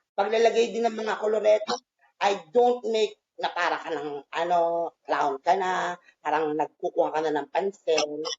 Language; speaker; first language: Filipino; native; Filipino